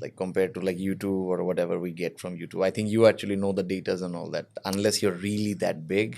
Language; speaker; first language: English; non-native, local second language; Bangla